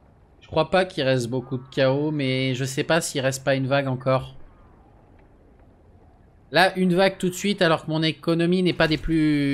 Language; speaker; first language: French; native; French